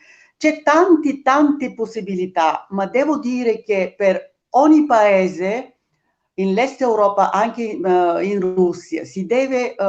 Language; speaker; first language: Italian; non-native, fluent; Bulgarian